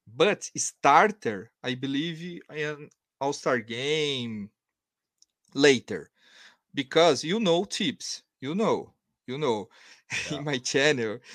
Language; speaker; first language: English; non-native, learner; Portuguese